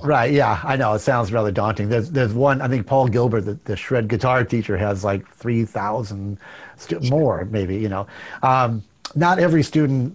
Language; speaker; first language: English; native; English